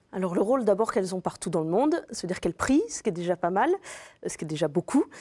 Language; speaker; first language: French; native; French